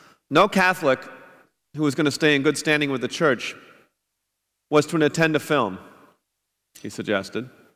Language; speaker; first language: English; native; English